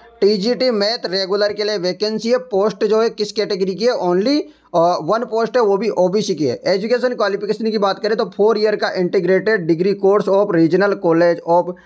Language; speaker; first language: Hindi; native; Hindi